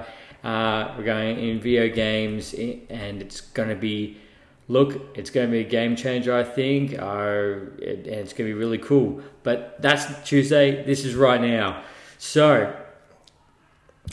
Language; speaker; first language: English; native; English